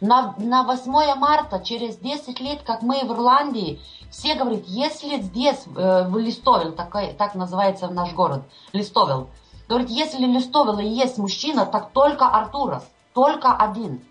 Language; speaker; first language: Russian; non-native, fluent; Lithuanian